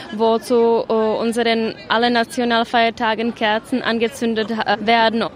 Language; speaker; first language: German; non-native, fluent; Czech